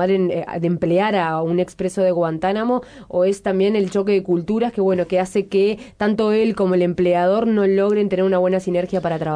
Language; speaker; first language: Spanish; native; Spanish